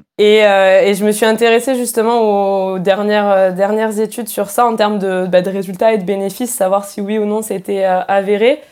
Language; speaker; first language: French; native; French